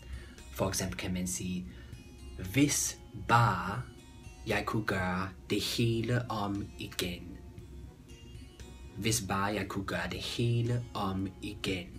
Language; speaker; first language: Danish; non-native, fluent; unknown